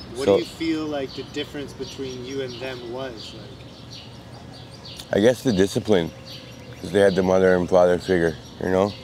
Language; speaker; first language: English; native; English